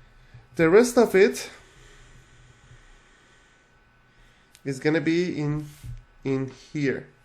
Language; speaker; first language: English; non-native, fluent; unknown